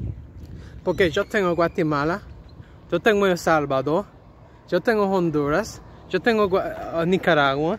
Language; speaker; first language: Spanish; non-native, learner; English